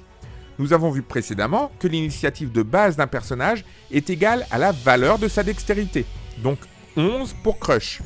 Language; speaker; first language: French; native; French